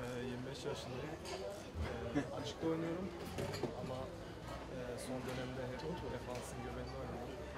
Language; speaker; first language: Turkish; early bilingual, other home language; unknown